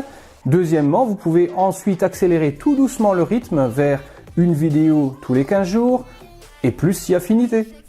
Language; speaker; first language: French; native; French